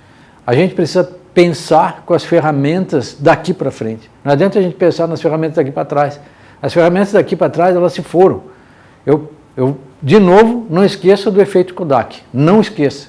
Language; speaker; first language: Portuguese; native; Portuguese